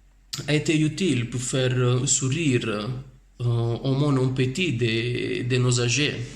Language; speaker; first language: French; non-native, learner; Italian